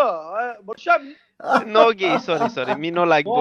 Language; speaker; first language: English; non-native, learner; Turkish